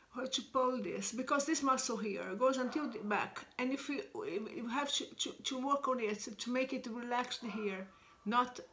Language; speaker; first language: English; non-native, fluent; Portuguese